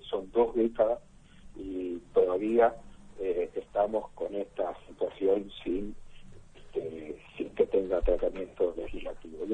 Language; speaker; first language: Spanish; native; Spanish